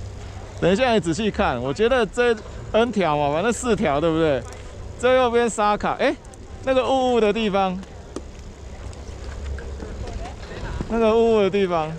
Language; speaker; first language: Chinese; native; Chinese